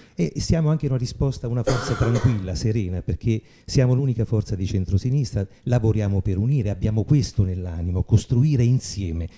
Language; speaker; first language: Italian; native; Italian